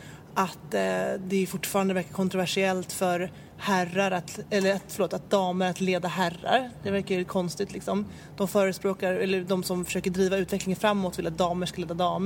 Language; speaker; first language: Swedish; native; Swedish